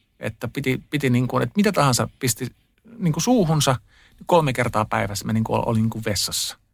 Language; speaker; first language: Finnish; early bilingual, heritage; Finnish